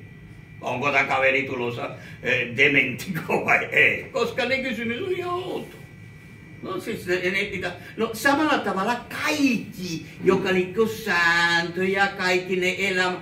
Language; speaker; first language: Finnish; non-native, fluent; Spanish